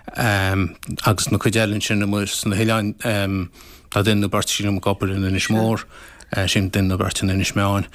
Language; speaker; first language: Irish; native; Irish